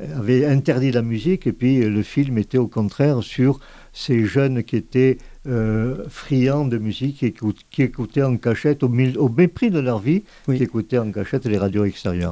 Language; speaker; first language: French; native; French